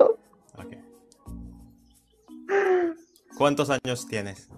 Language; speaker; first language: Spanish; non-native, learner; Indonesian